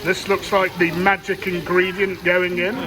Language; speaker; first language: English; native; English